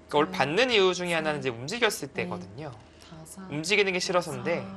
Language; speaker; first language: Korean; native; Korean